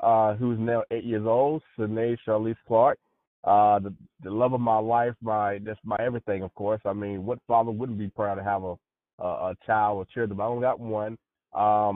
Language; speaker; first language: English; native; English